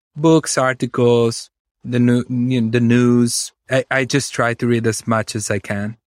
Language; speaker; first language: English; non-native, fluent; Italian